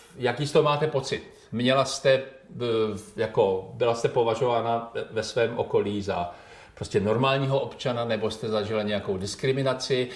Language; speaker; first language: Czech; native; Czech